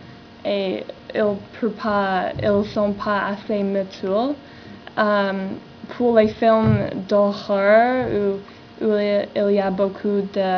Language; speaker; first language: French; non-native, learner; English